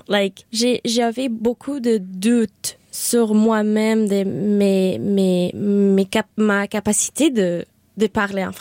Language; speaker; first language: French; non-native, learner; Spanish